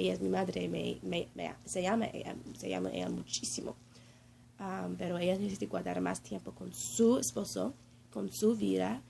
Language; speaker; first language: Spanish; non-native, learner; English